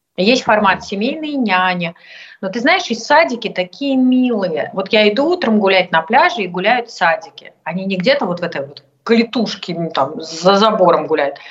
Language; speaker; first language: Russian; native; Russian